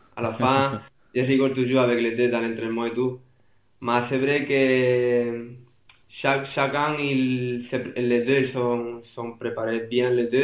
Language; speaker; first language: French; non-native, fluent; Spanish